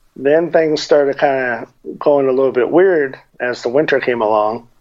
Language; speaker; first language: English; native; English